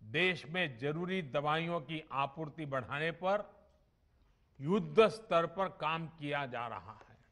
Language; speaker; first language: Hindi; non-native, local second language; Gujarati